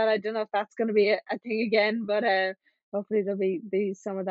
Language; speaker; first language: English; native; English